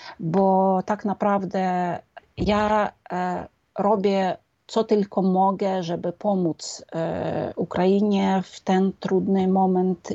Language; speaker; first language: Polish; non-native, fluent; Ukrainian